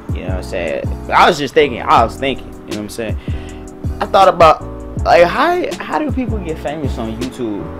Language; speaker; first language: English; native; English